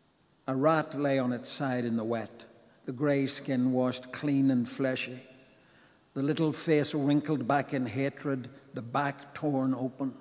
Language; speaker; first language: English; native; English